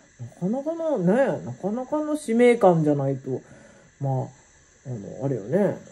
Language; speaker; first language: Japanese; native; Japanese